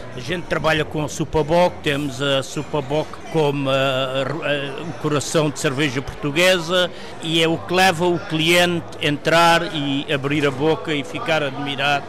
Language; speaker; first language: Portuguese; native; Portuguese